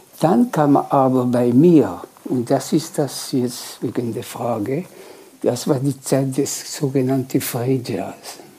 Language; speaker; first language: German; non-native, local second language; French